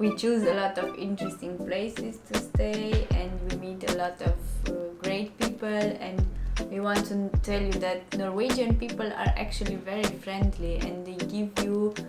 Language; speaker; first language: English; non-native, learner; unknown